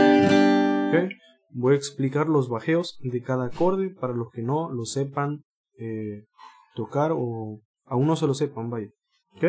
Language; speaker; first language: Spanish; native; Spanish